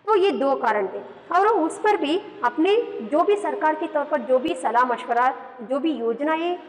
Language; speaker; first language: Hindi; non-native, local second language; Kannada